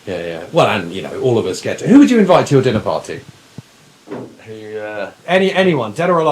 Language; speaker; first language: English; native; English